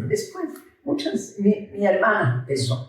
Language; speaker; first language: Spanish; early bilingual, heritage; Ladino